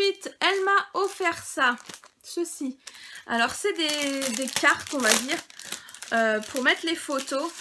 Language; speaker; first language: French; native; French